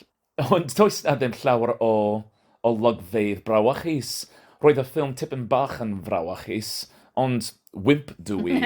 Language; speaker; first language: Welsh; non-native, learner; English